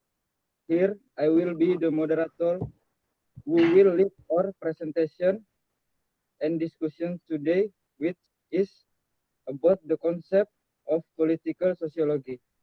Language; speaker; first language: English; non-native, learner; Indonesian